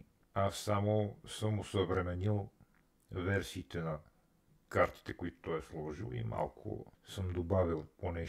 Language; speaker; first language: Bulgarian; native; Bulgarian